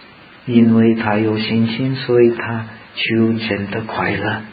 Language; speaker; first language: Chinese; non-native, fluent; Czech